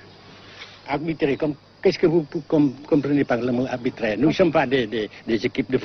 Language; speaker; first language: French; non-native, fluent; Vietnamese